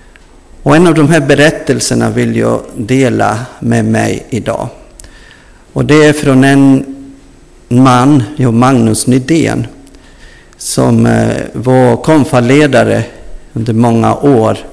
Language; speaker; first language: Swedish; non-native, fluent; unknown